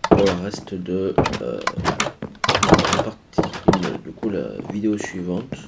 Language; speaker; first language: French; native; French